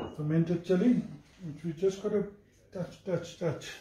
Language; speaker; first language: English; non-native, local second language; Afrikaans